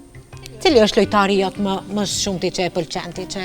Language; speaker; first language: Albanian; native; Albanian